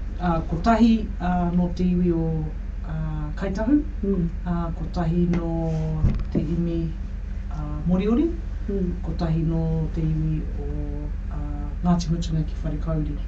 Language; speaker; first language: Māori; non-native, local second language; English